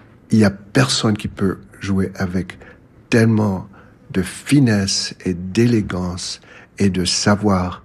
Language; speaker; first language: French; non-native, fluent; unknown